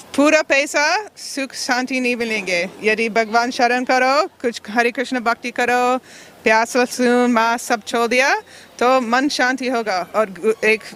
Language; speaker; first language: Hindi; non-native, fluent; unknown